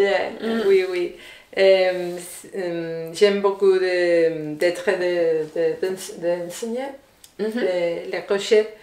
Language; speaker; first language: French; non-native, learner; Spanish